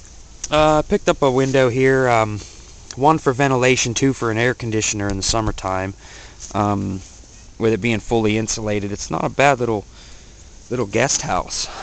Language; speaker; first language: English; native; English